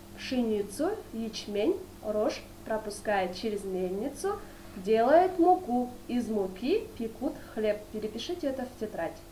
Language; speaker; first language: Russian; non-native, local second language; Kyrgyz